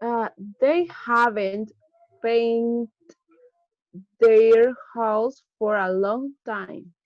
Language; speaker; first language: English; non-native, learner; Spanish